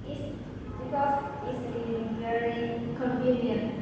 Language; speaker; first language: English; non-native, learner; Vietnamese